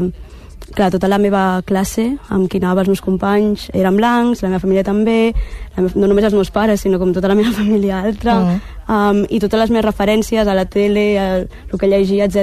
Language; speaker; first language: Catalan; early bilingual, other home language; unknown